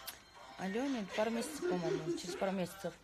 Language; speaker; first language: Russian; native; Russian